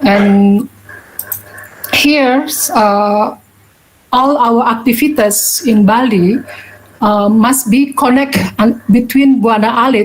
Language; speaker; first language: English; non-native, learner; Balinese